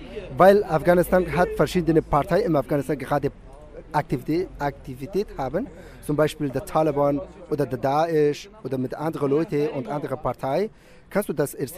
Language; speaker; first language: German; non-native, learner; Pashto